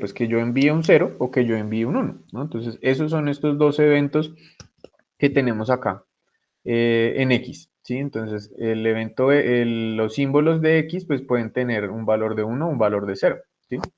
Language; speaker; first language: Spanish; native; Spanish